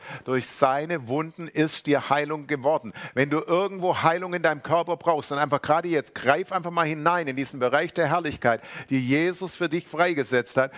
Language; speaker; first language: German; native; German